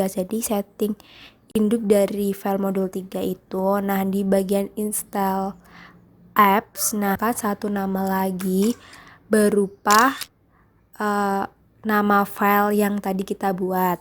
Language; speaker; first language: Indonesian; native; Indonesian